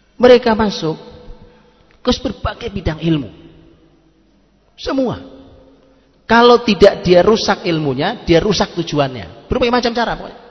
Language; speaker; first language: Indonesian; non-native, local second language; Javanese